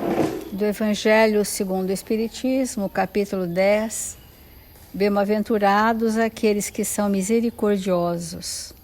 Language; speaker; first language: Portuguese; native; Portuguese